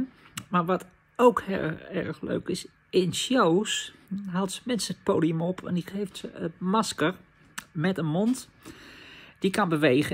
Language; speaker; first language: Dutch; native; Dutch